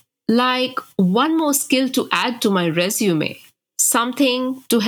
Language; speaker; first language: English; non-native, local second language; Bangla